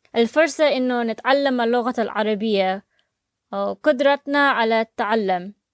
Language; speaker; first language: Arabic; native; Arabic